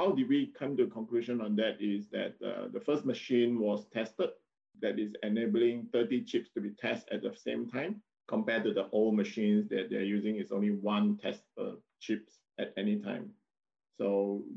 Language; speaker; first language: English; non-native, local second language; Min Nan Chinese